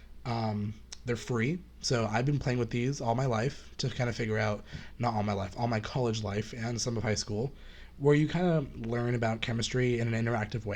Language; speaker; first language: English; native; English